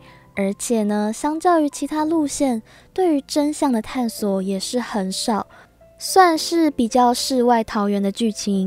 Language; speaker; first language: Chinese; native; Chinese